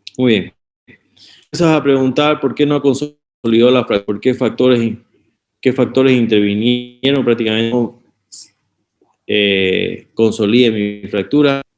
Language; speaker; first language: Spanish; native; Spanish